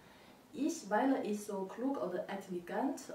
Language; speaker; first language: German; non-native, learner; Chinese